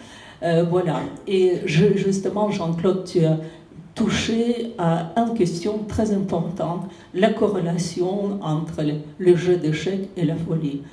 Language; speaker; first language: French; non-native, fluent; Russian